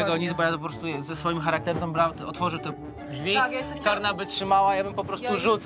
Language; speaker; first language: Polish; native; Polish